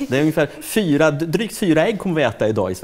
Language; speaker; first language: Swedish; native; Swedish